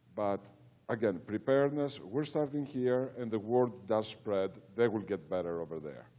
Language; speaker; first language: English; non-native, fluent; Greek